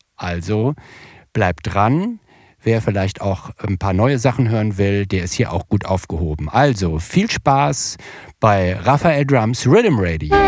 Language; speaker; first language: German; native; German